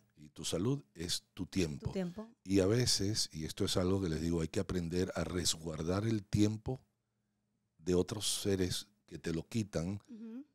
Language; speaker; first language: Spanish; non-native, local second language; Hungarian